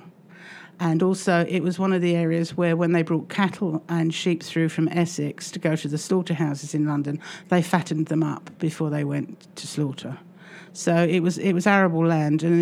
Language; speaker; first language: English; native; English